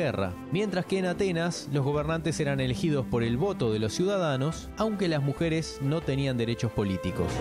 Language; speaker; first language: Spanish; native; Spanish